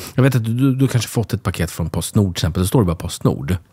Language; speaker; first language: Swedish; native; Swedish